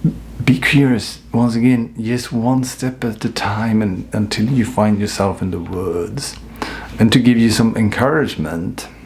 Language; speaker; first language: English; non-native, fluent; Swedish